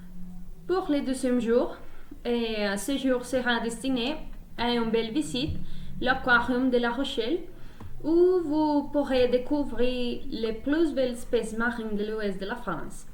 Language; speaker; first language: French; non-native, learner; Spanish